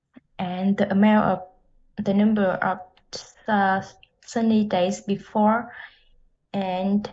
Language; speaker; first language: English; non-native, learner; Vietnamese